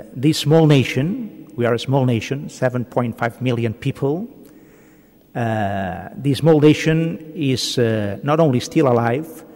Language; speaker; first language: English; non-native, fluent; Catalan